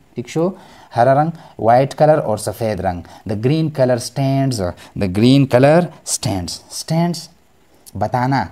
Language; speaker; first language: Urdu; non-native, local second language; Pashto